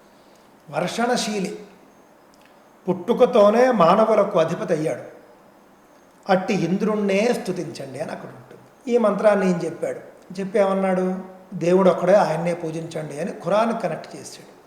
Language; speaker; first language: Telugu; native; Telugu